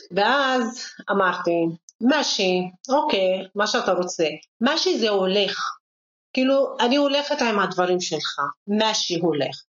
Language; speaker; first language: Hebrew; non-native, local second language; Arabic